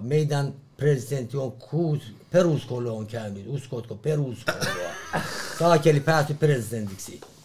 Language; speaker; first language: Finnish; non-native, fluent; Persian